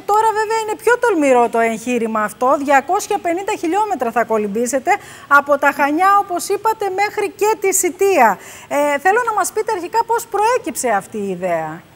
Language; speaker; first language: Greek; native; Greek